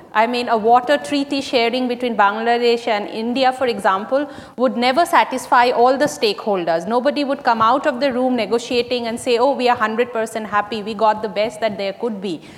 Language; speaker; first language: English; non-native, local second language; Bangla